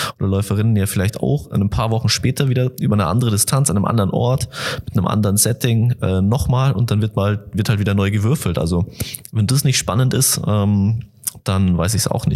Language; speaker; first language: German; native; German